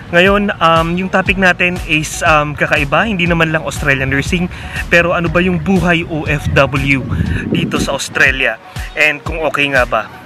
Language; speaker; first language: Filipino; non-native, local second language; Bikol